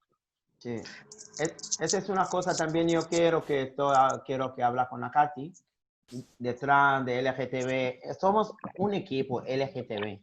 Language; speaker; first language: Spanish; non-native, learner; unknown